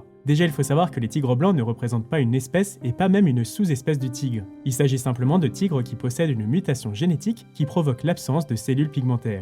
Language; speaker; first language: French; native; French